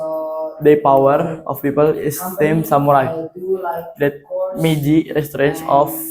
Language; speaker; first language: English; non-native, learner; Indonesian